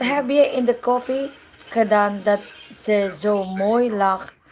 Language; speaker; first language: Dutch; non-native, learner; Filipino